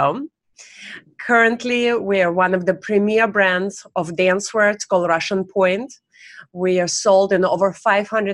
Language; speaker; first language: English; non-native, fluent; Russian